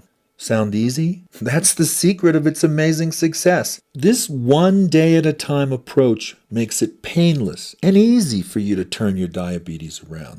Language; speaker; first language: English; native; English